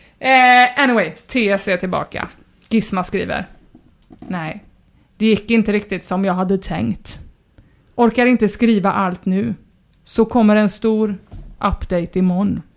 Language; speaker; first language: Swedish; native; Swedish